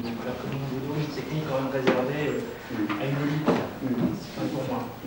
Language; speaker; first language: French; native; French